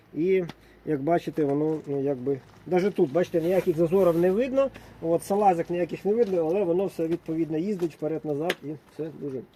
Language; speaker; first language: Ukrainian; non-native, local second language; Russian